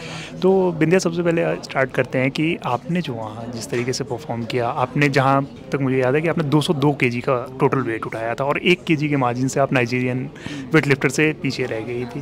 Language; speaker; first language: Hindi; native; Hindi